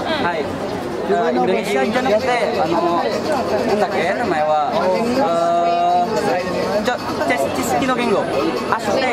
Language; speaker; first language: Japanese; non-native, learner; Indonesian